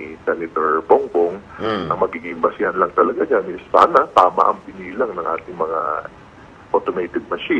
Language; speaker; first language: Filipino; native; Filipino